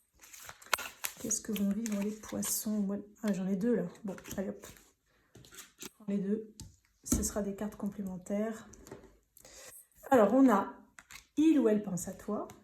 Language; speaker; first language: French; native; French